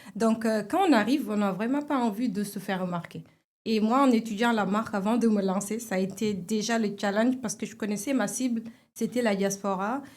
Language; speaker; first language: French; non-native, local second language; Wolof